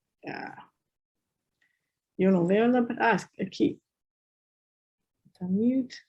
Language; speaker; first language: Spanish; non-native, fluent; English